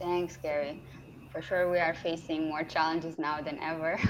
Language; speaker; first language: English; non-native, fluent; Romanian